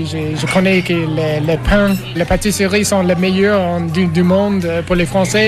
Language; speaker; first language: French; non-native, learner; English